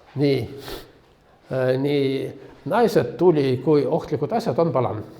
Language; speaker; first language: Estonian; non-native, local second language; Russian